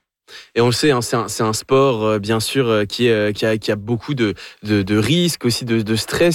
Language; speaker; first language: French; native; French